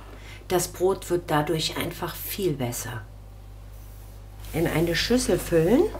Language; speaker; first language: German; native; German